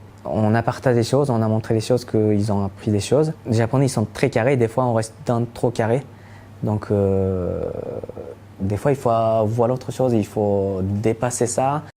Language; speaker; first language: French; non-native, fluent; Japanese